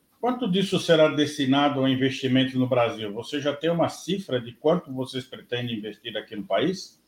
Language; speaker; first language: Portuguese; native; Portuguese